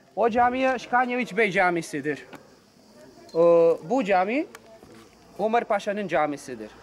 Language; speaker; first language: Turkish; non-native, learner; Serbian